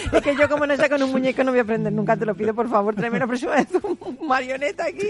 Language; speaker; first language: Spanish; native; Spanish